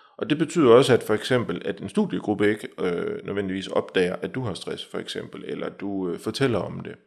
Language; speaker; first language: Danish; native; Danish